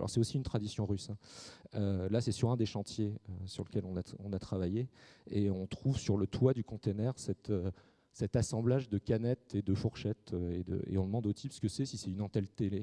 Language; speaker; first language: French; native; French